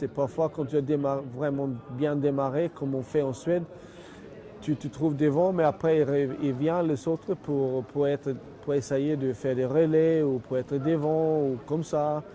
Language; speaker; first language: French; non-native, fluent; Swedish